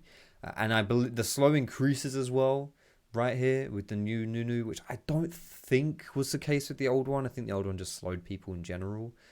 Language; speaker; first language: English; native; English